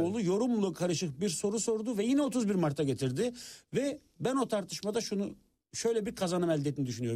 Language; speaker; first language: Turkish; native; Turkish